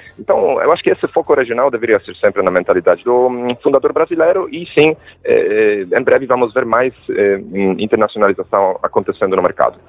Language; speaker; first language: Portuguese; non-native, fluent; Polish